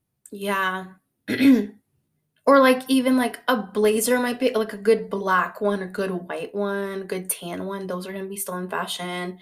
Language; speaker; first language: English; early bilingual, other home language; Spanish